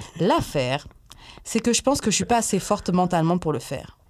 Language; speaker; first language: French; native; French